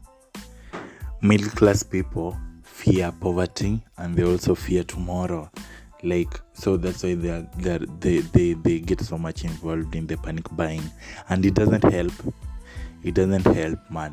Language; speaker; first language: English; non-native, local second language; Swahili